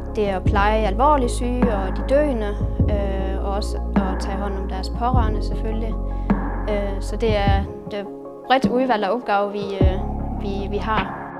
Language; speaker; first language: Danish; native; Danish